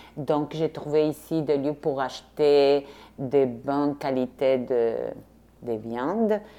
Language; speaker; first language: French; non-native, fluent; Spanish